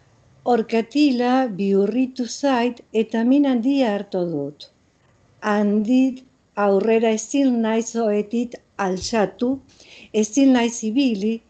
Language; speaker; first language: Basque; non-native, learner; Spanish